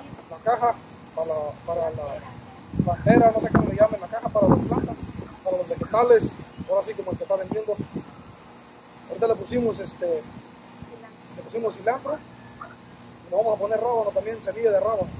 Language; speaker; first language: Spanish; native; Spanish